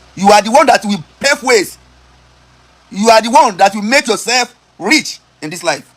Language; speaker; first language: English; non-native, local second language; Yoruba